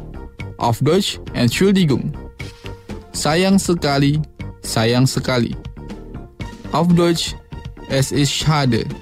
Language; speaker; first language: German; non-native, fluent; Indonesian